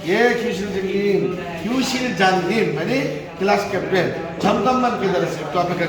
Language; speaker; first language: Korean; non-native, learner; Bangla